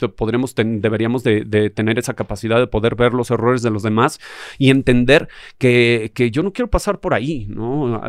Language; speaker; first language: Spanish; native; Spanish